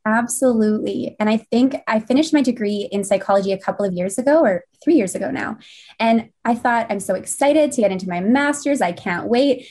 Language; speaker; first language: English; native; English